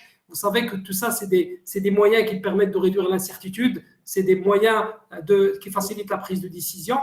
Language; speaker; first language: French; non-native, local second language; Arabic